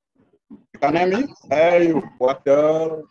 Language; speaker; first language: English; non-native, learner; French